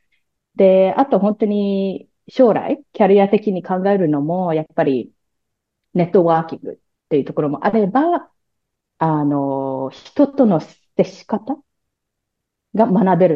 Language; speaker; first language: Japanese; non-native, fluent; Cantonese